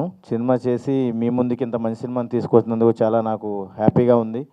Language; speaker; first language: Telugu; native; Telugu